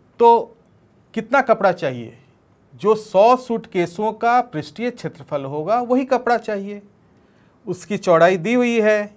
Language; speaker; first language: Hindi; native; Hindi